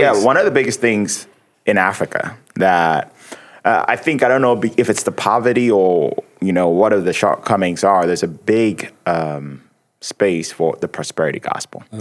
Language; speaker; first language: English; non-native, local second language; Akan